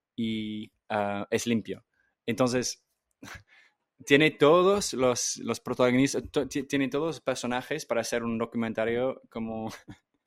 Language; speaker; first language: Spanish; non-native, fluent; English